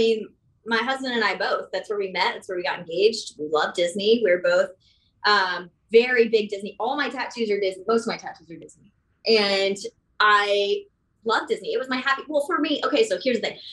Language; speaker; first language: English; native; English